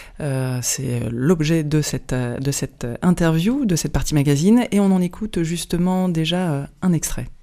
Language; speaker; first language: French; native; French